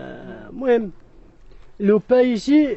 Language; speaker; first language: French; non-native, learner; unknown